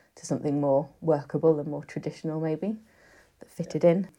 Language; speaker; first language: English; native; English